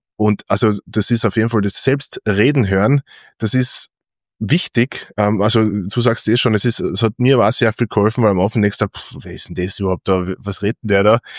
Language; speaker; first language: German; native; German